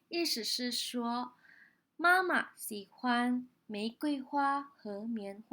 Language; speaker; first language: Chinese; non-native, fluent; Indonesian